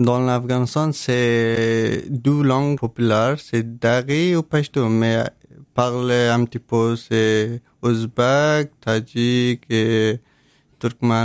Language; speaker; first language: French; non-native, learner; Persian